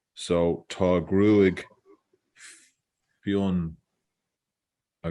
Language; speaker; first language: Irish; non-native, learner; English